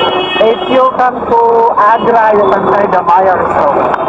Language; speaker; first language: English; non-native, fluent; Filipino